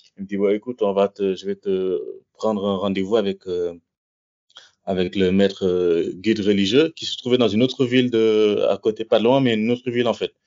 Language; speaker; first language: French; non-native, local second language; Wolof